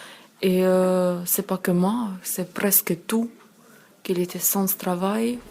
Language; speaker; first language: French; non-native, learner; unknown